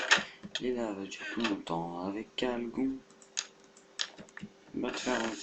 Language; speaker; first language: French; native; French